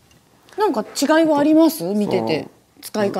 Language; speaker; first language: Japanese; native; Japanese